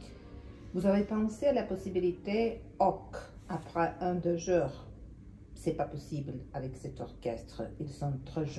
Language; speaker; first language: French; non-native, learner; Serbian